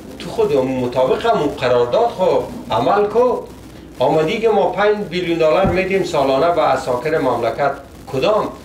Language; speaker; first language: Persian; native; Persian